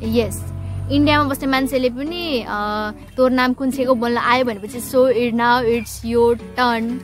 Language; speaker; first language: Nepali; non-native, local second language; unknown